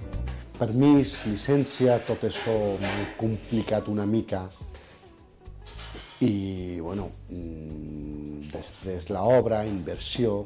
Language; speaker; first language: Catalan; non-native, fluent; Bangla